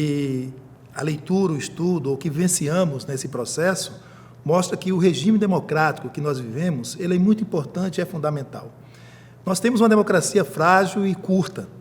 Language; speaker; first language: Portuguese; native; Portuguese